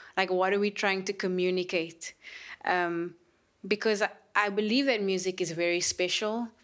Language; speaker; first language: English; native; English